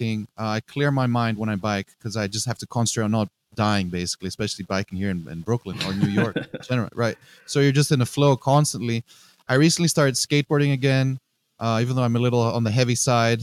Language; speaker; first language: English; non-native, fluent; Greek